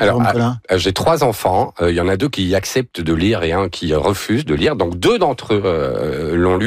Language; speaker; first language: French; native; French